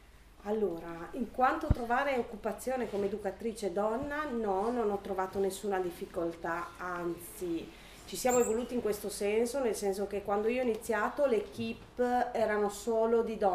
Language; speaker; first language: Italian; native; Italian